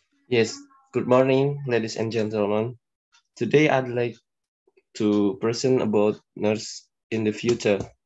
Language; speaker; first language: English; non-native, learner; Indonesian